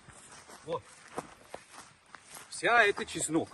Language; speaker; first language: Russian; non-native, local second language; Tajik